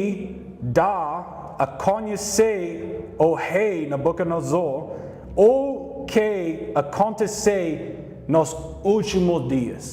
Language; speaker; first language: Portuguese; non-native, learner; English